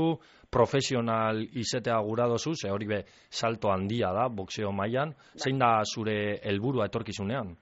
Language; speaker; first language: Basque; native; Basque